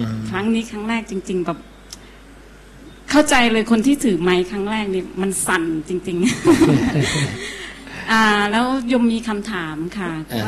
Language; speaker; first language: Thai; native; Thai